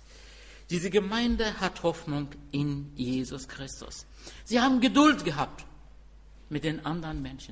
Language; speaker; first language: German; non-native, fluent; Arabic